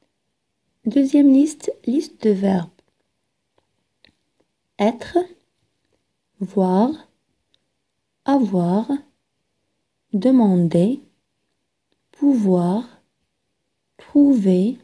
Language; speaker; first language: French; non-native, local second language; Arabic